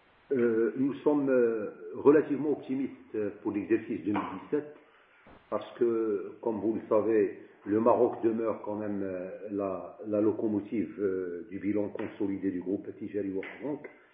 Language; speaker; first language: French; non-native, local second language; Arabic